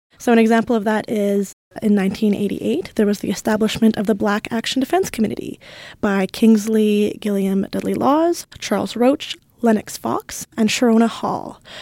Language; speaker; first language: English; native; English